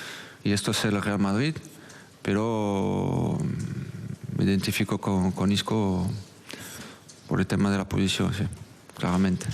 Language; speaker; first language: Spanish; non-native, local second language; French